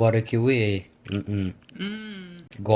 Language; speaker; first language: Amharic; non-native, learner; Arabic